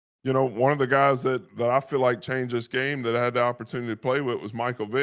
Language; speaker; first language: English; native; English